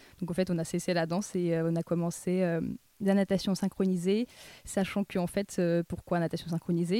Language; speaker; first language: French; non-native, fluent; Russian